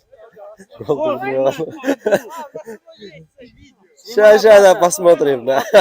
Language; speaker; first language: Russian; non-native, local second language; Kyrgyz